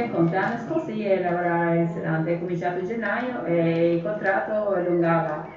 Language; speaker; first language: Italian; non-native, learner; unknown